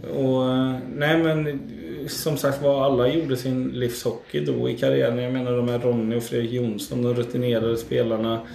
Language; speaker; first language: Swedish; native; Swedish